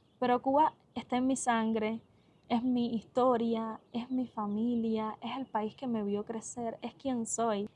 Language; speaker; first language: Spanish; native; Spanish